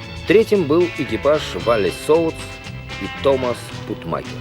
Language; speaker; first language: Russian; native; Russian